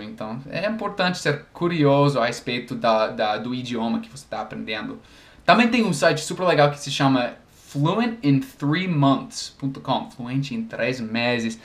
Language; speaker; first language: Portuguese; non-native, fluent; English